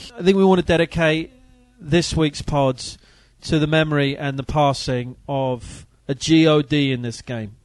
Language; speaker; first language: English; native; English